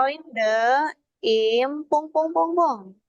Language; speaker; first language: German; non-native, learner; Indonesian